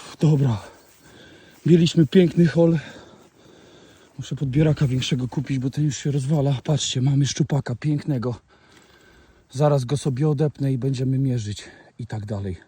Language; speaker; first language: Polish; native; Polish